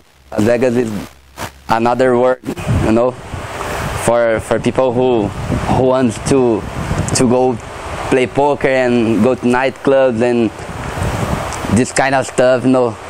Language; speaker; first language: English; non-native, learner; Portuguese